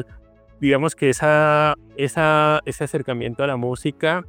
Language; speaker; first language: Spanish; native; Spanish